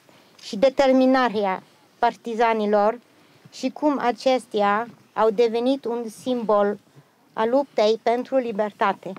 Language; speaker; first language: Romanian; non-native, learner; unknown